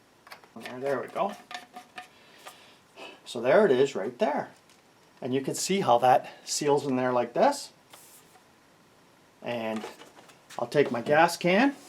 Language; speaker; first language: English; native; English